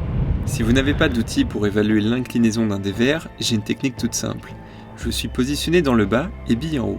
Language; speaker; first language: French; native; French